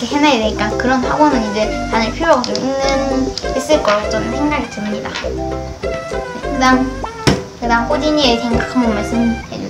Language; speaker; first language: Korean; native; Korean